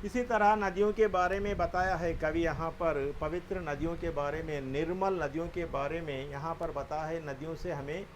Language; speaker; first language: Hindi; non-native, local second language; Telugu